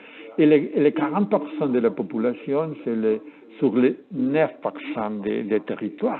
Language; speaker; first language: French; non-native, learner; Spanish